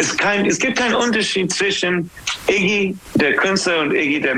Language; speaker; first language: German; non-native, fluent; English